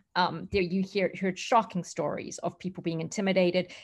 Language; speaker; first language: English; native; English